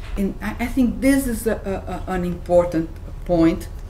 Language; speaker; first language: English; non-native, fluent; Portuguese